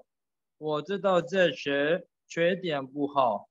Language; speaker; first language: Chinese; non-native, learner; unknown